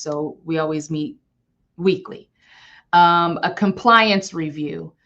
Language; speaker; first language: English; native; English